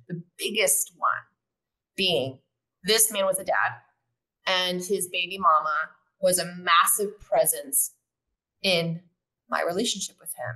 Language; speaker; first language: English; native; English